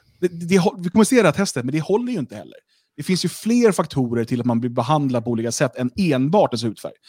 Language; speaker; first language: Swedish; native; Swedish